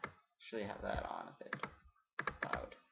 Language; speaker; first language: English; native; English